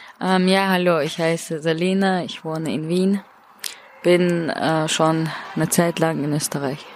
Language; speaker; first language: German; early bilingual, other home language; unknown